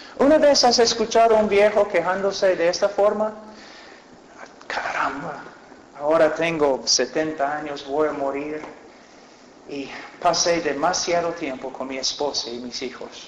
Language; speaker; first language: Spanish; non-native, fluent; English